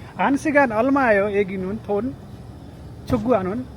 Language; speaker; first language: Korean; non-native, learner; Nepali